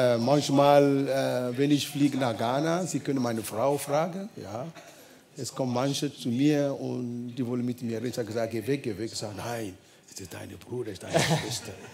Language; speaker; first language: German; non-native, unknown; Ewe